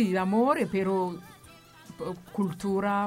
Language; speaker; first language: Italian; non-native, learner; Amharic